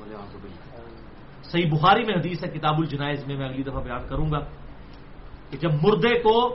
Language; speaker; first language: Urdu; non-native, local second language; Punjabi